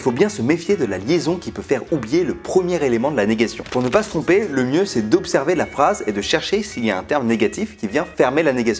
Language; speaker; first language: French; native; French